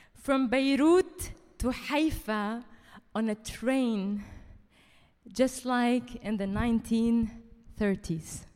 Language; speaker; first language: English; early bilingual, heritage; Arabic